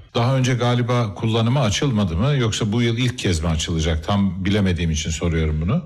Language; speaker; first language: Turkish; native; Turkish